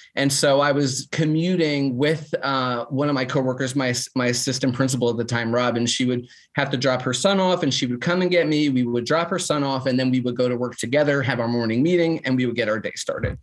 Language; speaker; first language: English; native; English